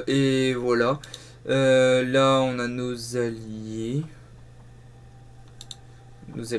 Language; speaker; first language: French; native; French